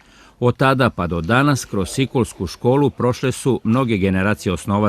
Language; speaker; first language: Serbian; native; Serbian